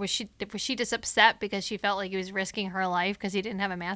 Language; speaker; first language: English; native; English